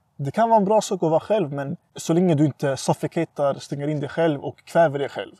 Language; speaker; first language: Swedish; early bilingual, other home language; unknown